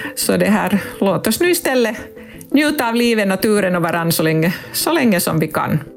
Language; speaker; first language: Swedish; non-native, local second language; Finnish